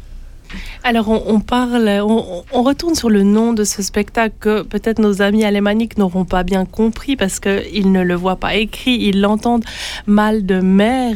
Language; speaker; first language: French; native; French